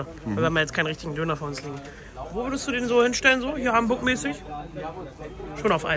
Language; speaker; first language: German; native; German